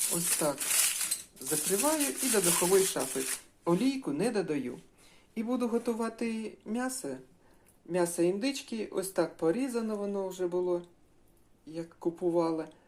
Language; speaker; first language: Ukrainian; non-native, local second language; Russian